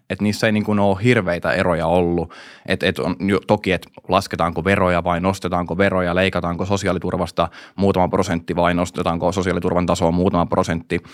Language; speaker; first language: Finnish; native; Finnish